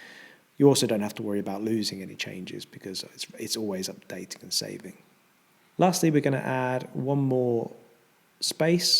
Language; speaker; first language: English; native; English